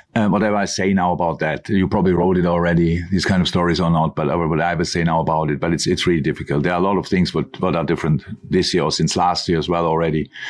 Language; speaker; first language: English; non-native, fluent; German